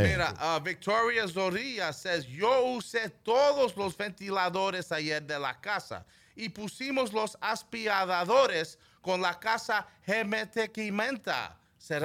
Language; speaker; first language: Spanish; early bilingual, heritage; Spanish